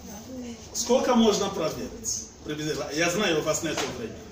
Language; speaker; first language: Russian; non-native, learner; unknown